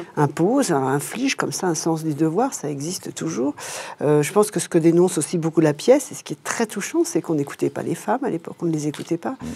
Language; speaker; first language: French; native; French